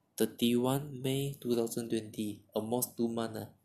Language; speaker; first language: English; non-native, local second language; Chinese